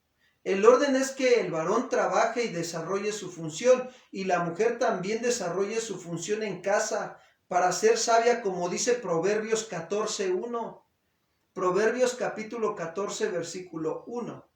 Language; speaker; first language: Spanish; native; Spanish